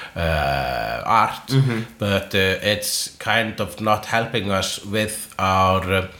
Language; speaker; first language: English; non-native, fluent; Icelandic